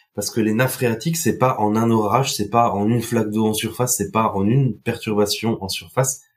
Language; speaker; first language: French; non-native, local second language; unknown